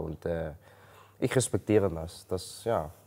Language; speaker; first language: German; non-native, learner; Dutch